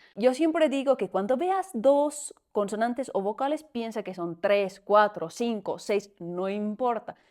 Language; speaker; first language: Spanish; non-native, fluent; Finnish